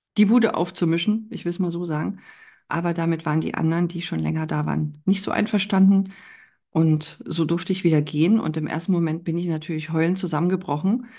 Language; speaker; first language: German; native; German